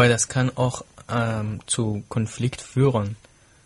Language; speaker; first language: German; non-native, fluent; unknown